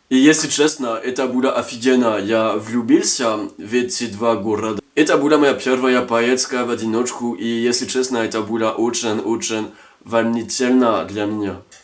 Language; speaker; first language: Russian; non-native, learner; French